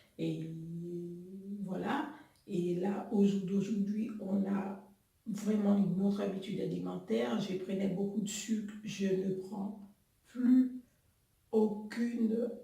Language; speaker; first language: French; non-native, local second language; Haitian Creole